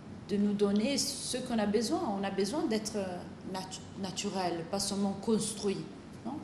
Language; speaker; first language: French; non-native, fluent; Italian